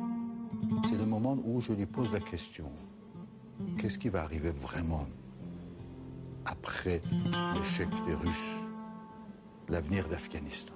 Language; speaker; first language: French; non-native, fluent; Persian